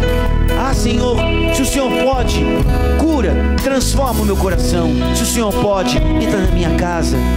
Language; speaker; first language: Portuguese; native; Portuguese